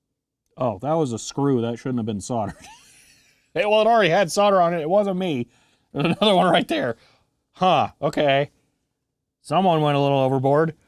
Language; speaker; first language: English; native; English